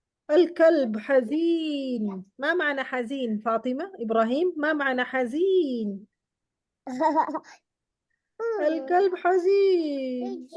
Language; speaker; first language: Arabic; non-native, fluent; Urdu